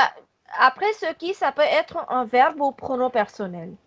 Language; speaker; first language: French; non-native, fluent; Hindi